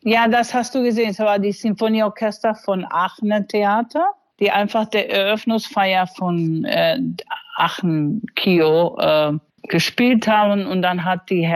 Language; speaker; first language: German; non-native, fluent; English